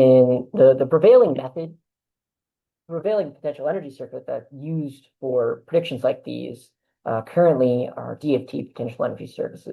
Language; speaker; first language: English; native; English